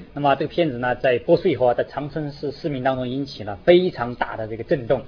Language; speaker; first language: Chinese; native; Chinese